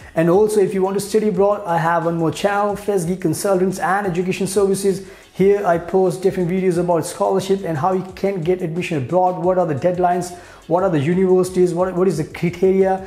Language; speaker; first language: English; non-native, local second language; Hindi